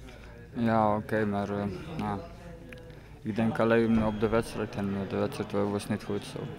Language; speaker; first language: Dutch; non-native, learner; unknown